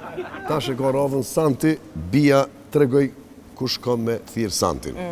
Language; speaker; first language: Albanian; native; Albanian